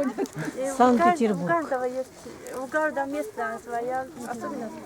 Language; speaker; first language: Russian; non-native, learner; Chinese